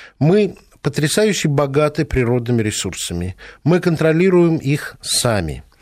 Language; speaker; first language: Russian; native; Russian